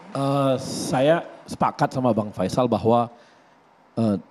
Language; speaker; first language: Indonesian; native; Indonesian